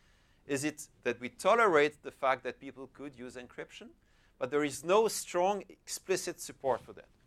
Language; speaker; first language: English; non-native, fluent; French